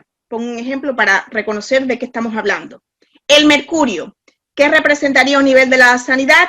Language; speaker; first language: Spanish; native; Spanish